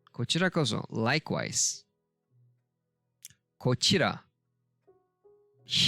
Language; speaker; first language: Japanese; non-native, learner; Turkish